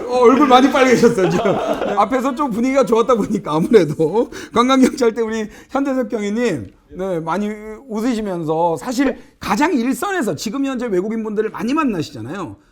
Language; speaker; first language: Korean; native; Korean